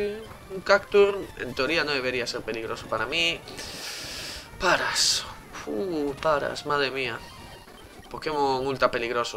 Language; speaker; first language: Spanish; native; Spanish